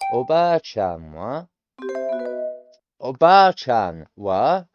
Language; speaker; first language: Japanese; non-native, learner; English